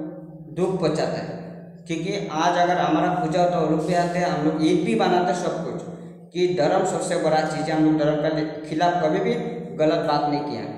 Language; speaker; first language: Hindi; non-native, local second language; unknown